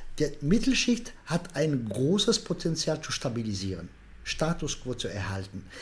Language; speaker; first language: German; non-native, fluent; Arabic